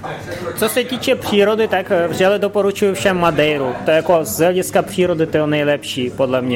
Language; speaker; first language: Czech; non-native, fluent; Russian